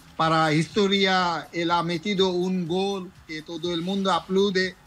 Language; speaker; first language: Spanish; non-native, learner; Bangla